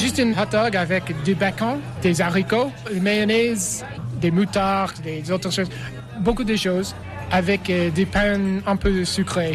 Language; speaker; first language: French; non-native, learner; English